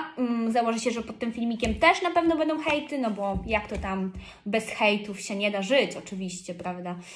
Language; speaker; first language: Polish; early bilingual, heritage; Polish